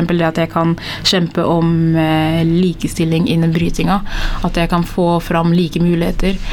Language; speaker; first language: Norwegian; early bilingual, other home language; Tigrinya